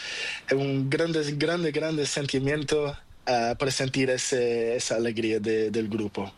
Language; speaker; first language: Spanish; non-native, learner; Portuguese